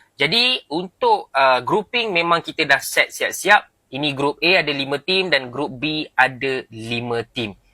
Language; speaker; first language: Malay; native; Malay